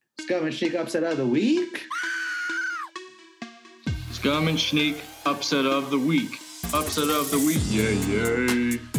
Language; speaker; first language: English; native; English